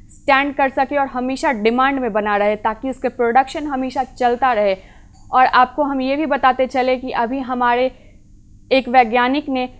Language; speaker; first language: Hindi; native; Hindi